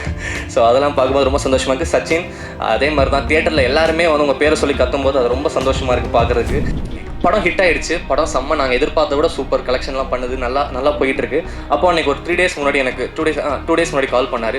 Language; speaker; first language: Tamil; native; Tamil